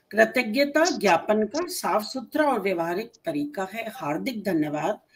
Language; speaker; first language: Hindi; native; Hindi